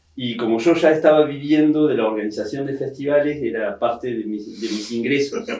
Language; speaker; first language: Spanish; non-native, fluent; French